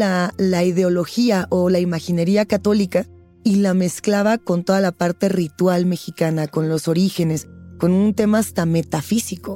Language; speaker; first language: Spanish; native; Spanish